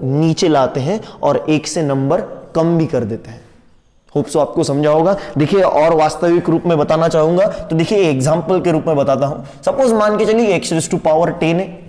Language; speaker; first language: Hindi; non-native, local second language; Marathi